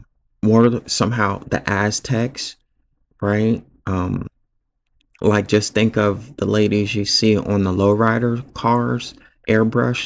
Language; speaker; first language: English; native; English